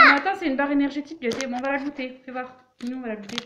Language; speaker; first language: French; native; French